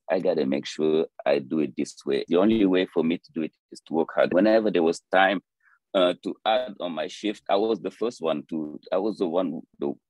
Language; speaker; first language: English; non-native, fluent; French